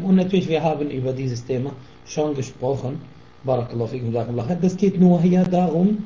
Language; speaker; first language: German; non-native, fluent; Arabic